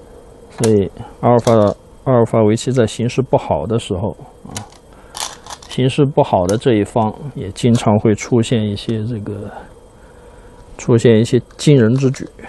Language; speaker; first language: Chinese; native; Chinese